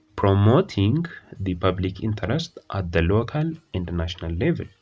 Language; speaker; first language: English; non-native, local second language; Amharic